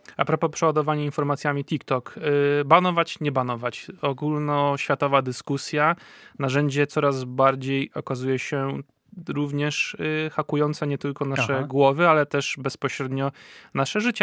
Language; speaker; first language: Polish; native; Polish